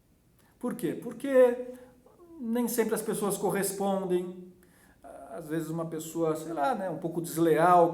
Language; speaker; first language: Portuguese; native; Portuguese